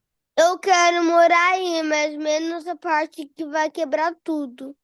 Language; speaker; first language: Portuguese; early bilingual, heritage; Portuguese